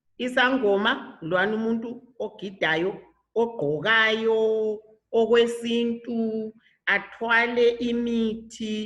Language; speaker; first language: Zulu; native; Zulu